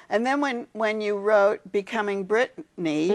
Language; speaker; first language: English; native; English